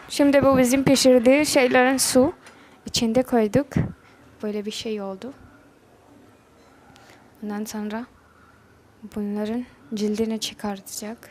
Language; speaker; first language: Turkish; non-native, learner; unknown